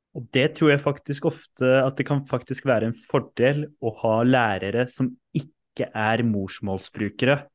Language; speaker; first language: Norwegian; native; Norwegian